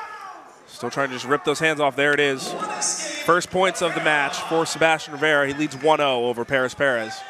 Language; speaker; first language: English; native; English